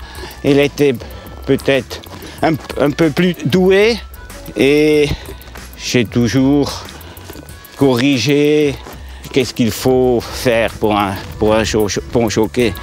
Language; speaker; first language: French; non-native, local second language; Swiss German